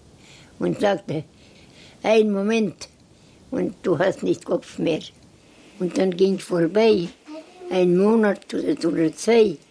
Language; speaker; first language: German; non-native, learner; Estonian